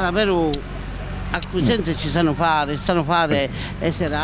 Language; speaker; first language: Italian; native; Italian